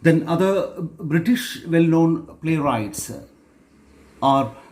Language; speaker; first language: English; non-native, local second language; Malayalam